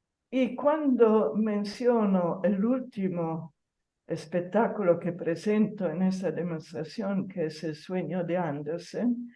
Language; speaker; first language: Spanish; non-native, fluent; Italian